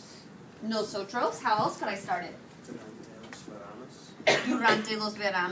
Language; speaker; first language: Spanish; non-native, fluent; English